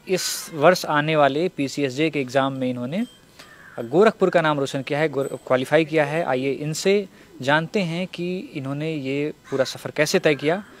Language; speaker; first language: Hindi; native; Hindi